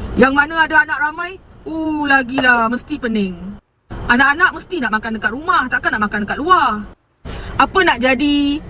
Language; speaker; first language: Malay; native; Malay